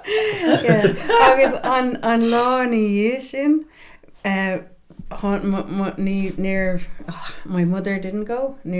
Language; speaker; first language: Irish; non-native, local second language; English